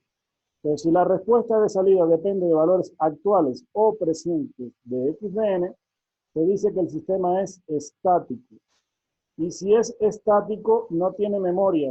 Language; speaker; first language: Spanish; native; Spanish